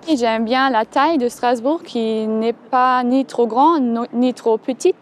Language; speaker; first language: French; non-native, fluent; German